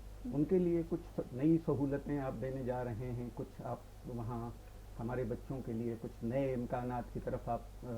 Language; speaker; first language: Urdu; native; Urdu